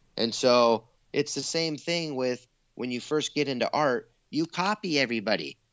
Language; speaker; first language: English; native; English